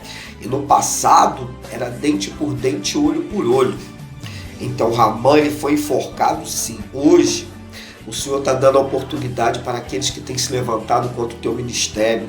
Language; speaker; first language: Portuguese; native; Portuguese